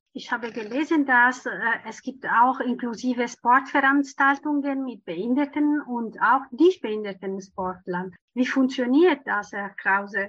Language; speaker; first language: German; non-native, fluent; Italian